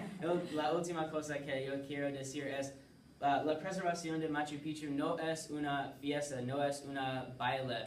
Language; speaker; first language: Spanish; non-native, learner; English